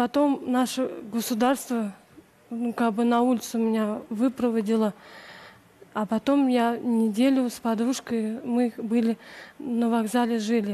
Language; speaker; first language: Russian; native; Russian